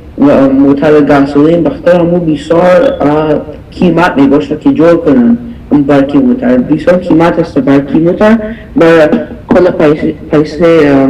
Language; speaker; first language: Persian; early bilingual, heritage; Persian